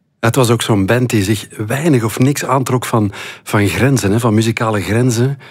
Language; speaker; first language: Dutch; native; Dutch